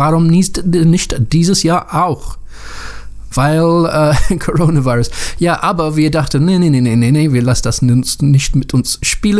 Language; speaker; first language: German; non-native, learner; English